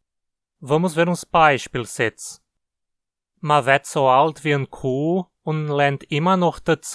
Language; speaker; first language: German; early bilingual, heritage; Portuguese